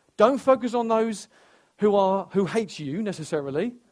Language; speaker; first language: English; native; English